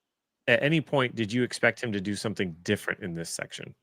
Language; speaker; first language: English; native; English